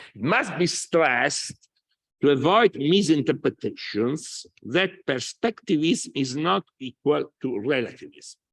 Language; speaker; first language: English; non-native, fluent; Italian